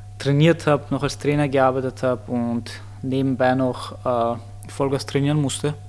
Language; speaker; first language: German; early bilingual, other home language; Armenian